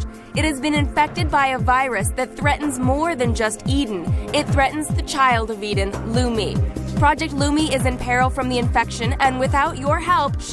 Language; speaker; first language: English; native; English